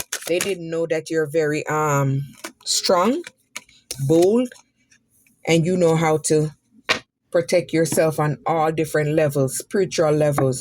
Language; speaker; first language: English; native; English